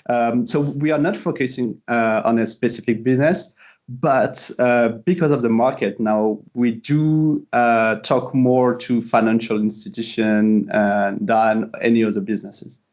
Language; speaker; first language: English; non-native, fluent; French